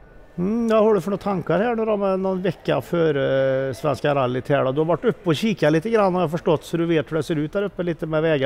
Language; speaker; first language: Swedish; native; Swedish